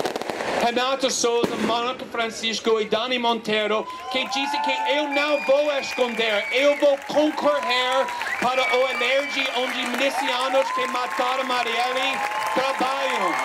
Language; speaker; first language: Portuguese; non-native, fluent; English